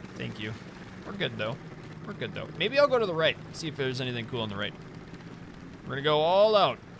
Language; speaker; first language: English; native; English